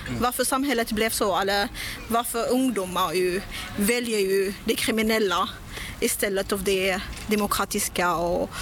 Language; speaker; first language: Swedish; non-native, local second language; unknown